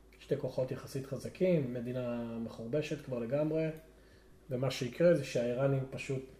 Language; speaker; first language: Hebrew; native; Hebrew